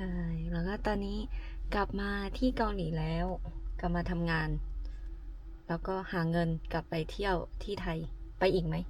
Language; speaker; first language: Thai; native; Thai